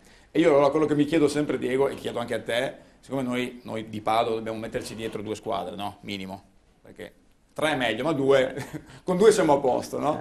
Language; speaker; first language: Italian; native; Italian